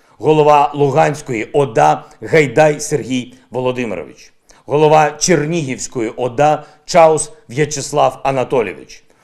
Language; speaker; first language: Ukrainian; non-native, local second language; Russian